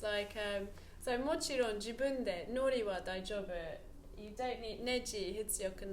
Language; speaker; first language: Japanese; non-native, learner; English